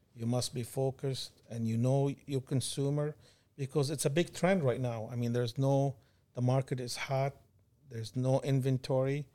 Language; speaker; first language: English; non-native, fluent; Arabic